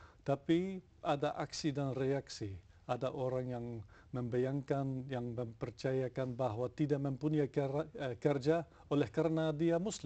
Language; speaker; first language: Indonesian; non-native, fluent; Dutch